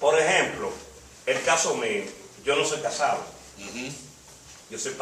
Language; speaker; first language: Spanish; native; Spanish